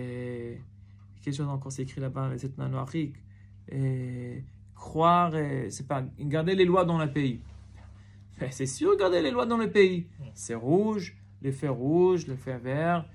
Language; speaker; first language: French; non-native, fluent; Hebrew